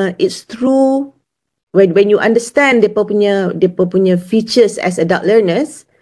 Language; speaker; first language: English; non-native, local second language; Malay